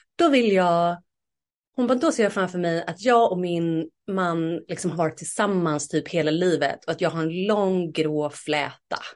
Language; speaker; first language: Swedish; native; Swedish